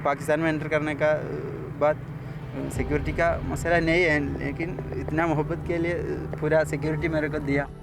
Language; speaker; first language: Hindi; non-native, local second language; Malayalam